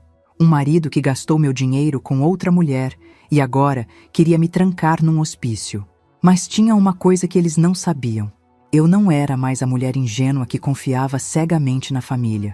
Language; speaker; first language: Portuguese; native; Portuguese